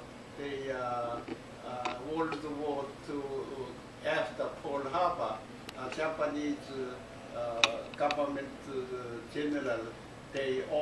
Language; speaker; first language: English; non-native, learner; Korean